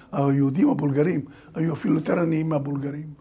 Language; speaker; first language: Hebrew; early bilingual, other home language; Bulgarian